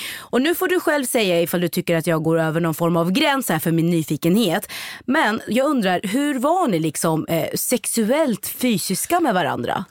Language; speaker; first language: Swedish; native; Swedish